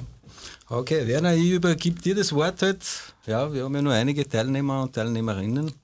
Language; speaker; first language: German; native; German